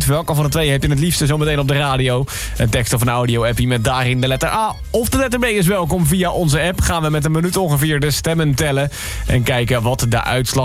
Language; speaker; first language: Dutch; native; Dutch